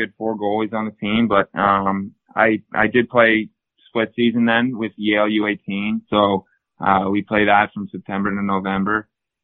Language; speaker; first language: English; native; English